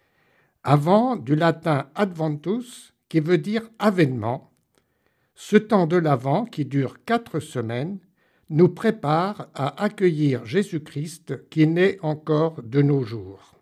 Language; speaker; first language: French; native; French